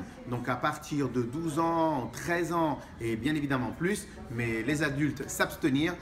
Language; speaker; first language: French; native; French